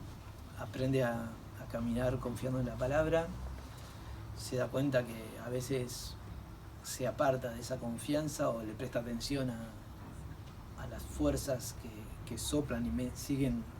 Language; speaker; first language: Spanish; native; Spanish